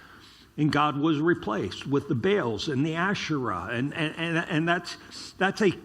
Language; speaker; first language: English; native; English